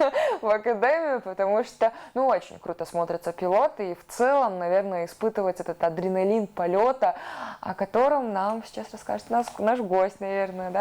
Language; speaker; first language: Russian; native; Russian